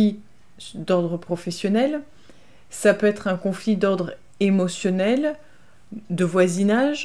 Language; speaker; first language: French; native; French